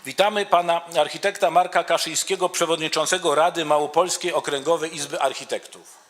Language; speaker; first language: Polish; native; Polish